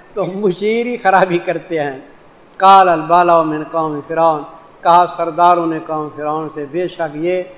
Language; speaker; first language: Urdu; non-native, local second language; Saraiki